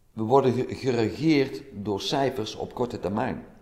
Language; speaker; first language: Dutch; native; Dutch